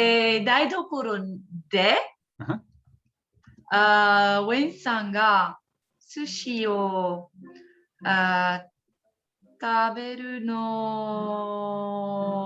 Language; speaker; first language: Japanese; non-native, learner; Greek